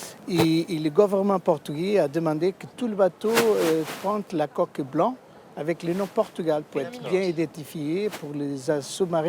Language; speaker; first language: French; non-native, learner; Portuguese